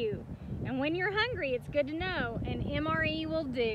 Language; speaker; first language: English; native; English